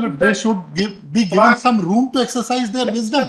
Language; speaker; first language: English; non-native, local second language; Hindi